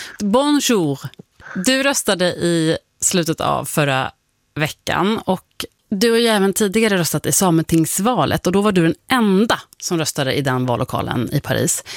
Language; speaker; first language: Swedish; native; Swedish